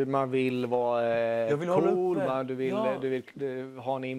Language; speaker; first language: Swedish; native; Swedish